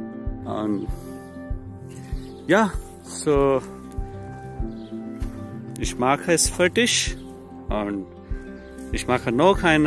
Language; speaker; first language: German; non-native, learner; Marathi